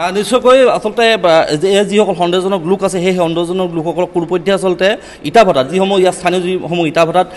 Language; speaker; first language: Assamese; native; Assamese